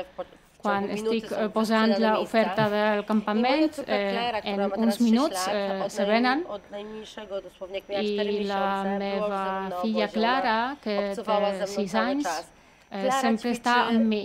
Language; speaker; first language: Catalan; non-native, learner; Polish